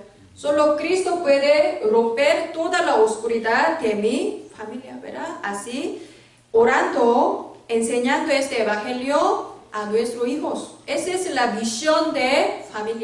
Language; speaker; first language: Spanish; non-native, learner; Korean